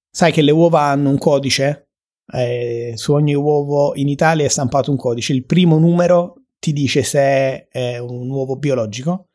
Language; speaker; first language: Italian; native; Italian